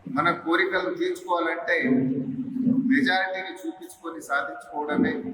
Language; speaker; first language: Telugu; non-native, local second language; Lambadi